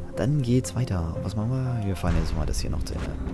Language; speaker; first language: German; native; German